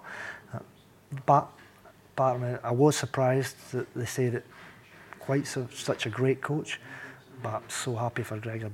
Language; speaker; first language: English; native; English